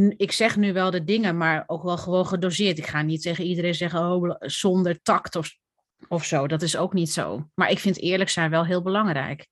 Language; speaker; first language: Dutch; native; Dutch